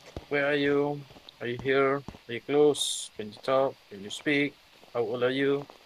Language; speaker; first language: English; non-native, local second language; Malay